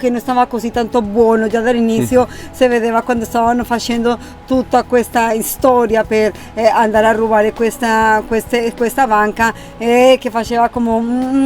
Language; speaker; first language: Italian; non-native, fluent; Spanish